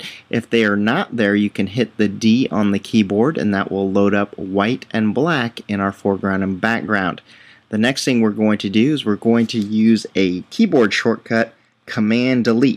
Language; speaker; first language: English; native; English